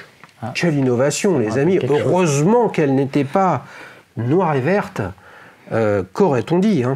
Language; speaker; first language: French; native; French